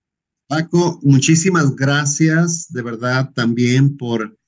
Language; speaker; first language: Spanish; native; Spanish